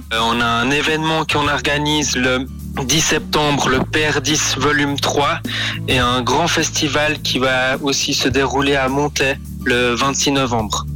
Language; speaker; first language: French; native; French